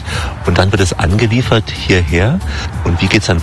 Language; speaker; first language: German; native; German